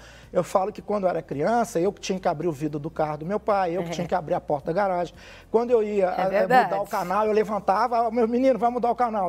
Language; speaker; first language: Portuguese; native; Portuguese